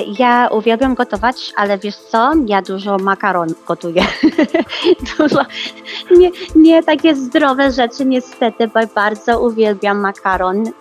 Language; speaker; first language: Polish; early bilingual, heritage; Polish